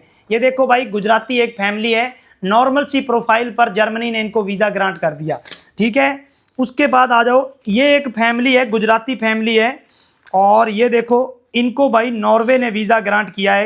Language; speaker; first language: Hindi; native; Hindi